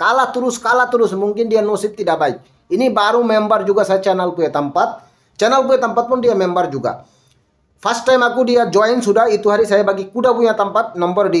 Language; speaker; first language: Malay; non-native, learner; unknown